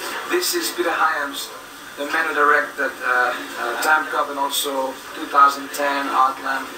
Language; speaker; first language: English; non-native, fluent; French